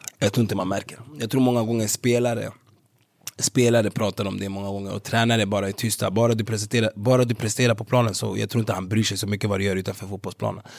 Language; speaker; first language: Swedish; early bilingual, other home language; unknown